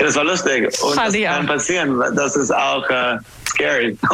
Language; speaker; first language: German; non-native, learner; English